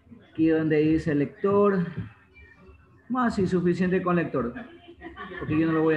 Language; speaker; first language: Spanish; native; Spanish